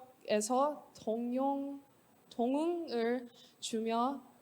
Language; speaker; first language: Korean; non-native, learner; English